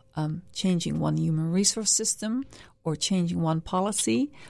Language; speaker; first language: English; non-native, fluent; Dutch